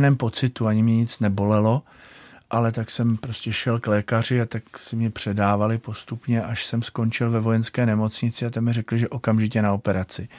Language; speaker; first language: Czech; native; Czech